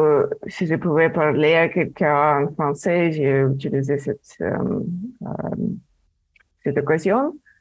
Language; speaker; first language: French; non-native, fluent; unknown